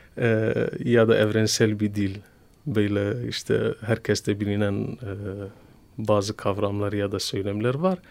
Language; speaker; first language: Turkish; non-native, fluent; Kurdish